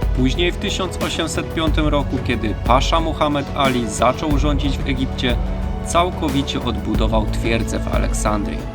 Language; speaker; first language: Polish; native; Polish